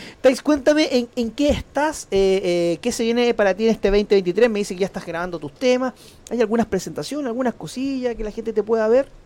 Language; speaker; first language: Spanish; native; Spanish